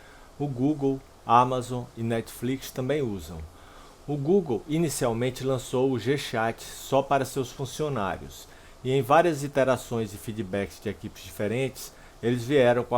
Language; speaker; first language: Portuguese; native; Portuguese